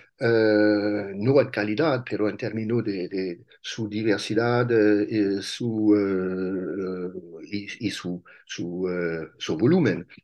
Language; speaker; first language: Spanish; non-native, fluent; French